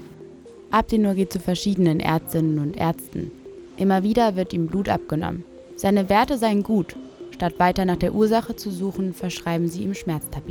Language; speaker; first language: German; native; German